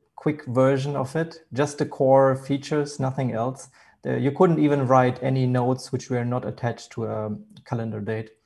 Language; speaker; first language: English; non-native, fluent; German